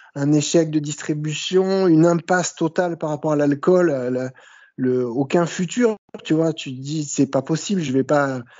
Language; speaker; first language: French; native; French